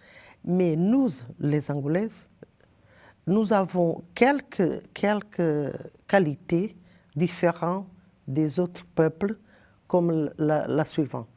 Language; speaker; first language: French; non-native, learner; Portuguese